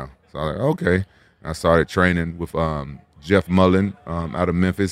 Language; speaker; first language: English; native; English